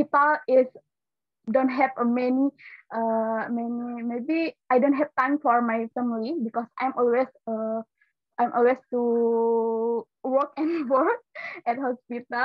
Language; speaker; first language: English; non-native, learner; Indonesian